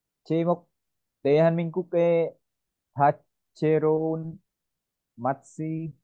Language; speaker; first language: Korean; non-native, learner; Vietnamese